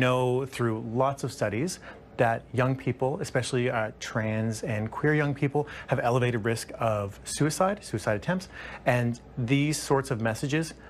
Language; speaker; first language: English; native; English